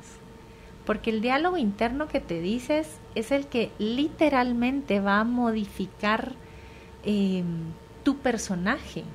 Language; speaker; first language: Spanish; native; Spanish